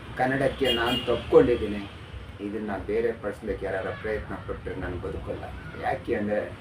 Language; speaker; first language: Kannada; non-native, local second language; Urdu